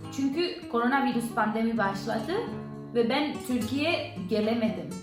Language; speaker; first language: Turkish; non-native, learner; Spanish